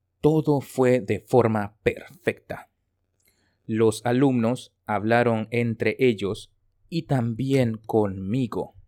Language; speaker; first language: Spanish; non-native, fluent; Chinese